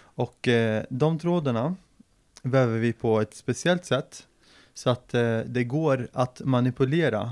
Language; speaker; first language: Swedish; early bilingual, other home language; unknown